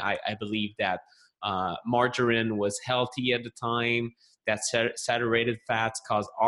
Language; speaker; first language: English; non-native, fluent; French